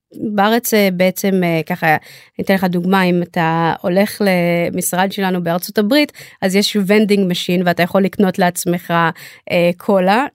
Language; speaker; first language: Hebrew; native; Hebrew